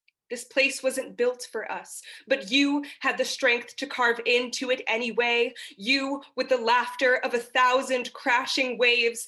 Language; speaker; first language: English; early bilingual, other home language; Portuguese